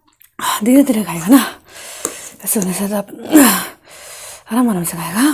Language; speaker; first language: Hindi; non-native, local second language; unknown